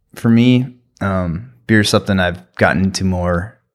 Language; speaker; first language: English; native; English